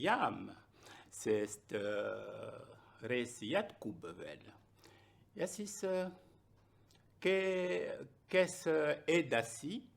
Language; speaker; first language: Estonian; non-native, learner; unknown